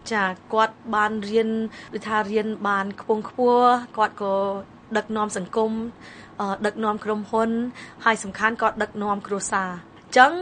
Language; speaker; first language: Khmer; early bilingual, heritage; Khmer